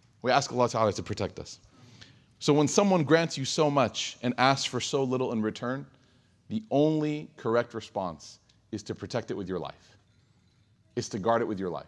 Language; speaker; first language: English; native; English